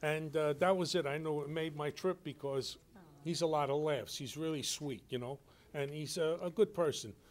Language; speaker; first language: English; native; English